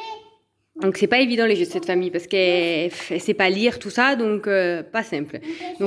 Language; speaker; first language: French; native; French